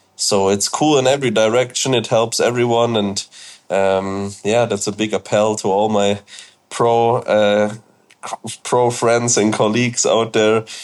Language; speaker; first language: English; non-native, fluent; German